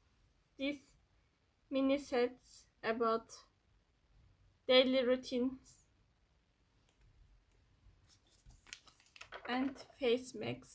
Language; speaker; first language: English; non-native, learner; Turkish